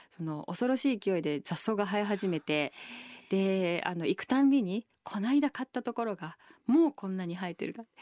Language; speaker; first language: Japanese; native; Japanese